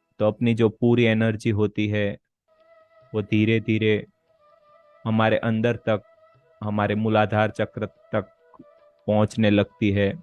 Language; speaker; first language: Hindi; native; Hindi